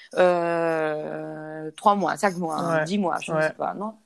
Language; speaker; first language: French; non-native, fluent; Spanish